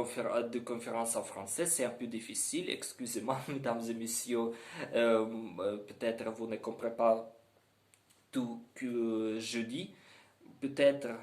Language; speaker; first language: French; non-native, learner; Ukrainian